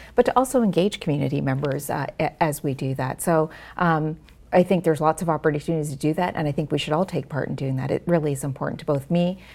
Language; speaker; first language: English; native; English